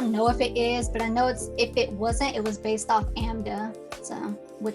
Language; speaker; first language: English; native; English